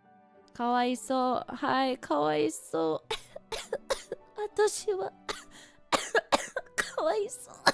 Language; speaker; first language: Japanese; non-native, learner; English